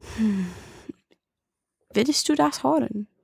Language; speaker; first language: German; non-native, learner; English